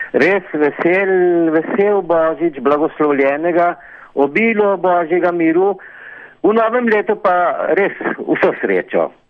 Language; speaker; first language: Slovenian; early bilingual, heritage; Slovenian